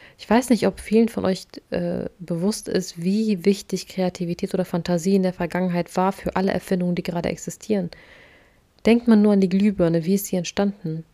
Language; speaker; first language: German; early bilingual, other home language; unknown